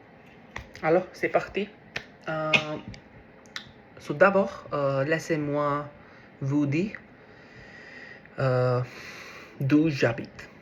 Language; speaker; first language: French; non-native, learner; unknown